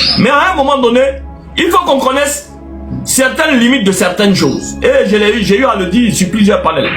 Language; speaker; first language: French; non-native, local second language; Arabic